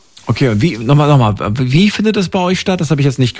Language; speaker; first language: German; native; German